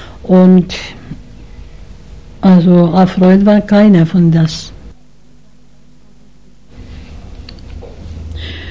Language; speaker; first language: German; non-native, learner; Spanish